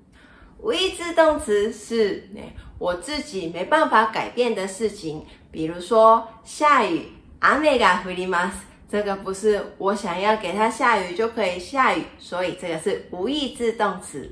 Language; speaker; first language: Chinese; non-native, fluent; Japanese